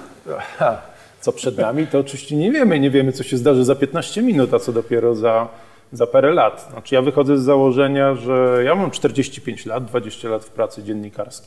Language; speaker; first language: Polish; native; Polish